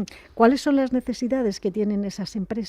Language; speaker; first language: Spanish; native; Spanish